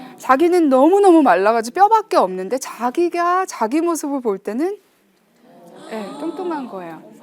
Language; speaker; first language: Korean; early bilingual, heritage; Korean